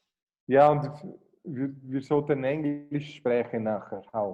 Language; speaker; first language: German; non-native, fluent; Portuguese